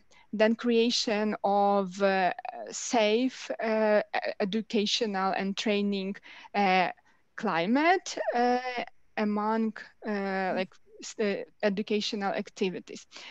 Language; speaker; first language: English; non-native, fluent; Ukrainian